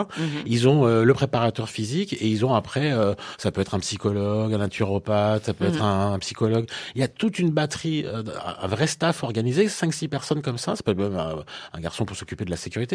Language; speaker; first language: French; native; French